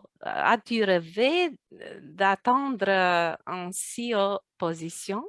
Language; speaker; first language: French; non-native, fluent; Romanian